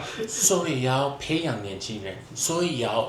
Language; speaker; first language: Chinese; non-native, fluent; English